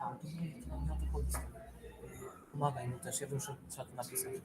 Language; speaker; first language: Polish; native; Polish